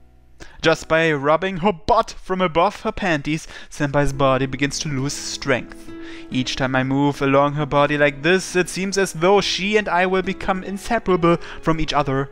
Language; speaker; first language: English; native; English